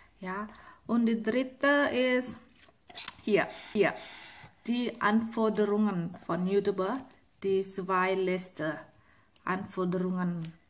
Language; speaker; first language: German; non-native, learner; Indonesian